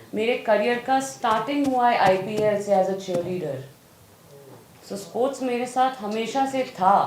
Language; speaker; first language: Hindi; native; Hindi